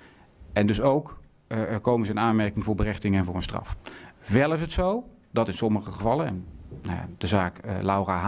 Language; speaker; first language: Dutch; native; Dutch